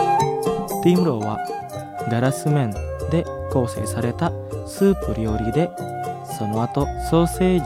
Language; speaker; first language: Japanese; non-native, fluent; Indonesian